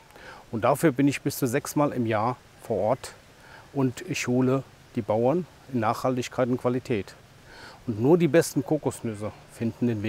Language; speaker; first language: German; native; German